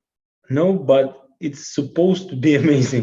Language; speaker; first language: English; non-native, learner; Russian